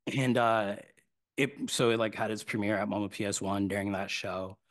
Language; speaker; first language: English; native; English